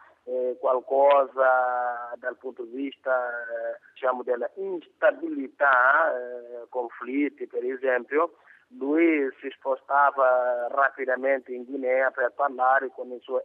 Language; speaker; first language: Italian; non-native, fluent; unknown